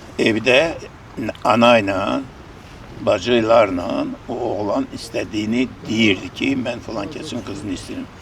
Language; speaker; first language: Azerbaijani; non-native, local second language; Lezghian